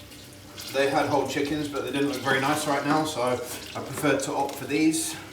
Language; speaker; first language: English; native; English